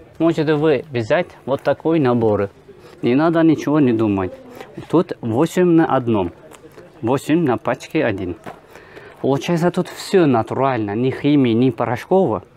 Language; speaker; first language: Russian; non-native, learner; Turkish